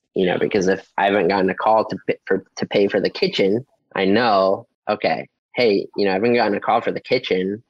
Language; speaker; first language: English; native; English